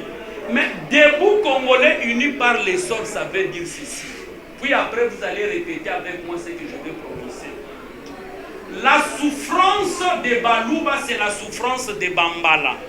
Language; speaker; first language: French; non-native, local second language; Lingala